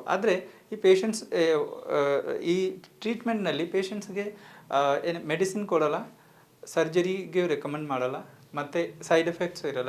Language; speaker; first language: Kannada; non-native, local second language; Hindi